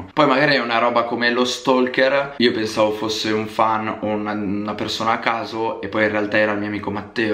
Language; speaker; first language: Italian; native; Italian